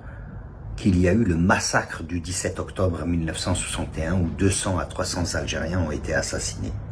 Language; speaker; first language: French; non-native, local second language; Kabyle